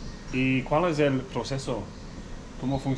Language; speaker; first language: Spanish; non-native, learner; English